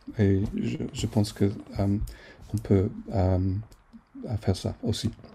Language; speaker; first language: French; non-native, fluent; English